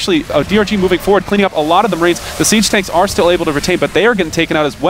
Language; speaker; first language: English; native; English